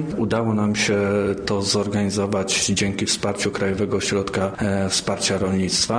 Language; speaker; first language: Polish; native; Polish